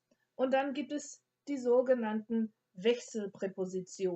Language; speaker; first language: German; non-native, fluent; English